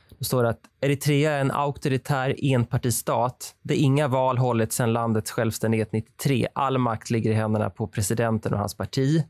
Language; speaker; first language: Swedish; native; Swedish